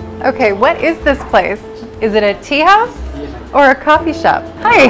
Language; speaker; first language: English; native; English